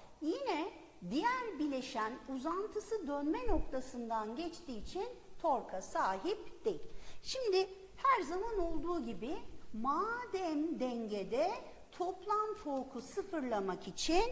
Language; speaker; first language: Turkish; native; Turkish